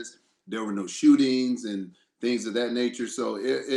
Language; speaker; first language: English; native; English